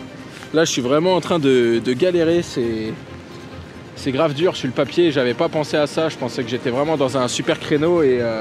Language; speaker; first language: French; native; French